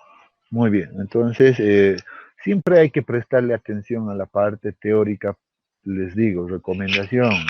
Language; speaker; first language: Spanish; native; Spanish